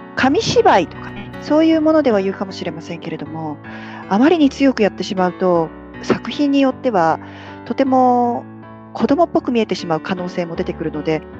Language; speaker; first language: Japanese; native; Japanese